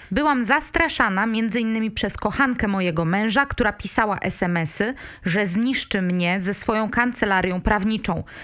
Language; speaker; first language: Polish; native; Polish